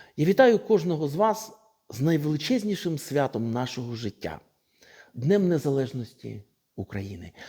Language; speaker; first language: Ukrainian; non-native, local second language; Russian